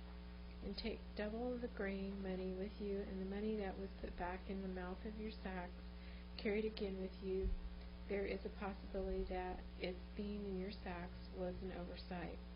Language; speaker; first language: English; native; English